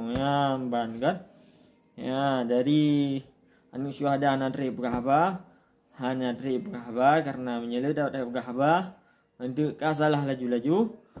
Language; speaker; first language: Malay; non-native, local second language; Achinese